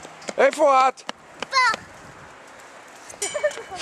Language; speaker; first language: Hebrew; early bilingual, other home language; English